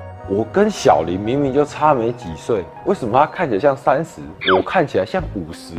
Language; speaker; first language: Chinese; native; Chinese